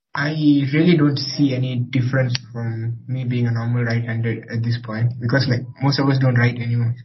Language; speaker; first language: English; non-native, local second language; Tamil